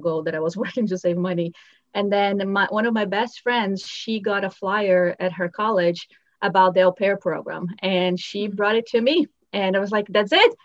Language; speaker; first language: English; non-native, fluent; Portuguese